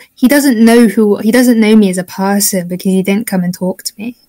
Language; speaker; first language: English; native; English